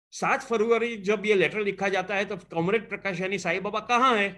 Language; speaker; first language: Hindi; non-native, local second language; Gujarati